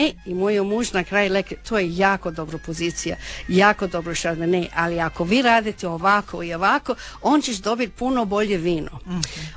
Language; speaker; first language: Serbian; early bilingual, heritage; Croatian